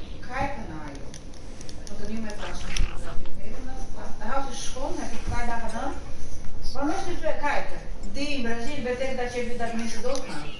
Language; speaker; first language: Dutch; non-native, learner; Portuguese